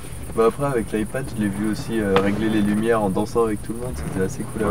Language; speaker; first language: French; native; French